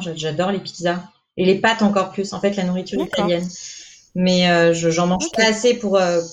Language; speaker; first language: French; native; French